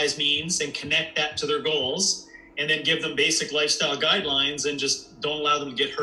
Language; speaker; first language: English; native; English